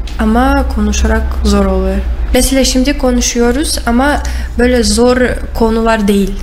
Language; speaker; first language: Turkish; non-native, learner; Russian